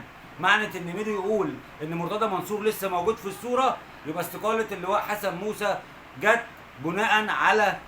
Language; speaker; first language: Arabic; native; Arabic